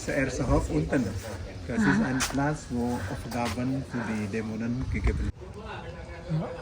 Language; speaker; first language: German; non-native, learner; Balinese